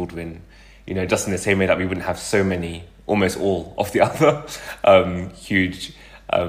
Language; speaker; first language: English; native; English